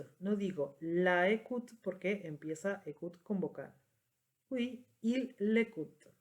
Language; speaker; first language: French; non-native, fluent; Spanish